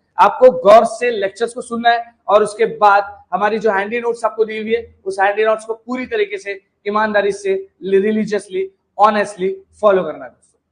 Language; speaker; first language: Hindi; non-native, local second language; Marathi